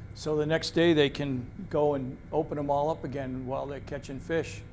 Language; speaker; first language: English; native; English